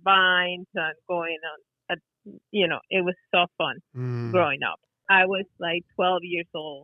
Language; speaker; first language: English; non-native, fluent; Spanish